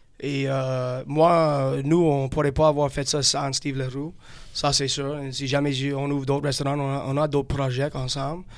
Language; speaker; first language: French; non-native, fluent; English